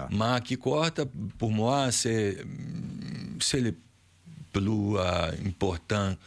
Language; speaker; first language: French; non-native, learner; Portuguese